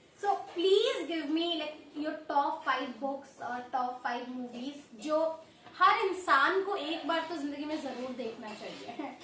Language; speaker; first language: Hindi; non-native, local second language; Odia